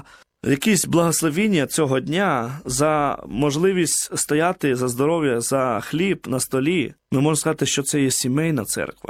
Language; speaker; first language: Ukrainian; native; Ukrainian